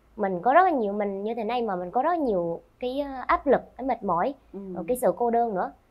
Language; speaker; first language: Vietnamese; native; Vietnamese